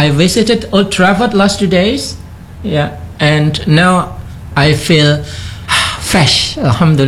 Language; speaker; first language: English; non-native, fluent; Indonesian